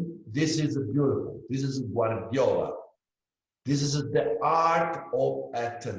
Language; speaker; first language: English; non-native, learner; Italian